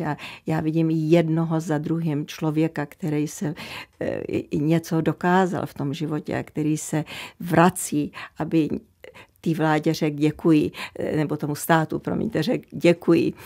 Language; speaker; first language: Czech; early bilingual, heritage; Czech